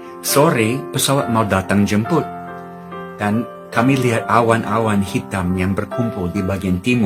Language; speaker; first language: Indonesian; non-native, fluent; English